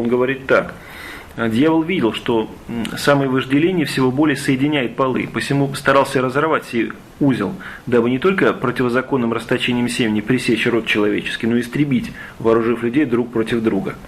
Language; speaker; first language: Russian; native; Russian